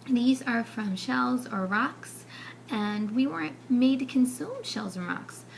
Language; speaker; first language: English; native; English